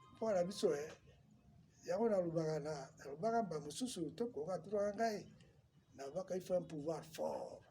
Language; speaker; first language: Lingala; native; Lingala